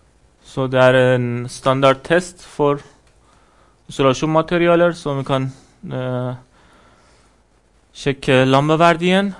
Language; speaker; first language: Norwegian; non-native, fluent; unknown